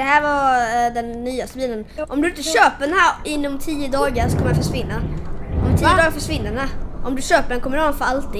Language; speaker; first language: Swedish; native; Swedish